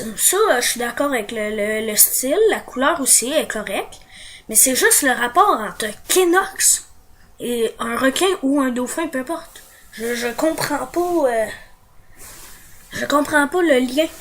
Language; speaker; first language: French; native; French